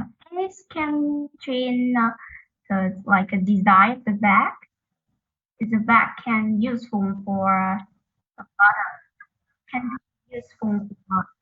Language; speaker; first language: English; non-native, learner; Vietnamese